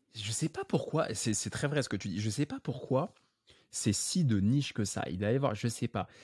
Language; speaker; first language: French; native; French